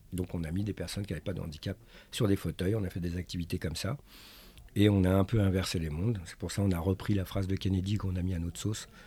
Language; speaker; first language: French; early bilingual, other home language; Arabic